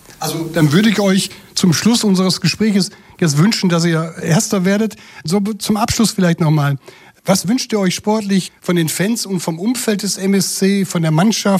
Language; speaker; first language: German; native; German